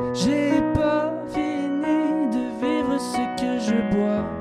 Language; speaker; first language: French; native; French